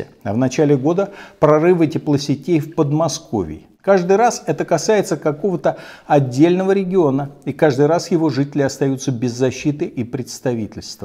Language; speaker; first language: Russian; native; Russian